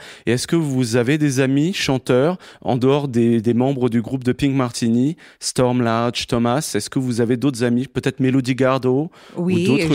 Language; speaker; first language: French; native; French